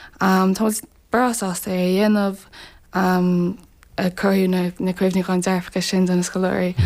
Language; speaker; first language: Irish; non-native, local second language; English